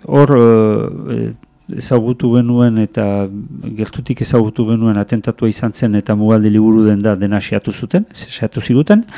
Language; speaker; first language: Basque; native; Basque